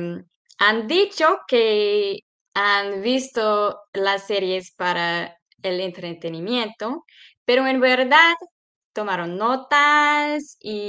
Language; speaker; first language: Spanish; non-native, fluent; English